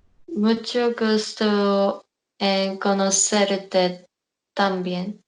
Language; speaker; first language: Spanish; non-native, learner; Korean